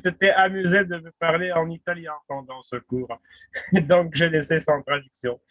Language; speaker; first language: French; non-native, fluent; Russian